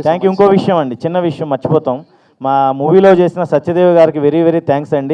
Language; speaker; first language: Telugu; native; Telugu